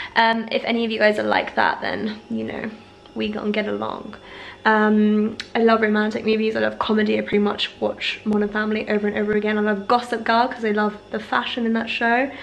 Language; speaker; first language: English; native; English